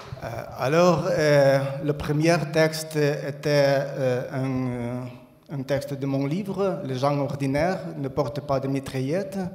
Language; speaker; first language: French; non-native, learner; Ukrainian